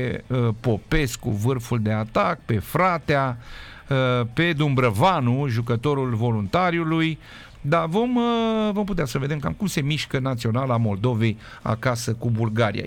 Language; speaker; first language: Romanian; native; Romanian